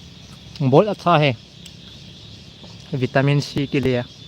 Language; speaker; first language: Hindi; non-native, local second language; Thado Chin